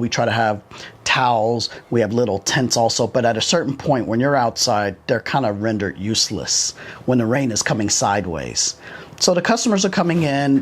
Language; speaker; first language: English; native; English